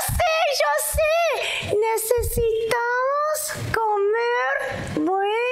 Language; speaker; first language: Spanish; non-native, learner; English